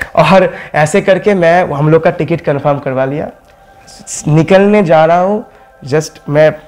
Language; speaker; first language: Hindi; non-native, local second language; Bangla